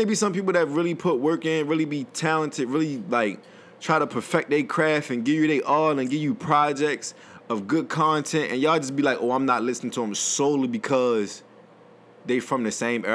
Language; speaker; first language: English; native; English